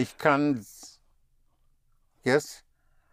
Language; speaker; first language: German; non-native, learner; English